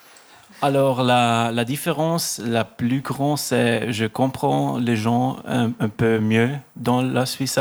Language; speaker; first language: French; non-native, local second language; German